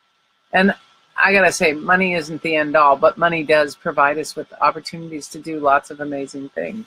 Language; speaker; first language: English; native; English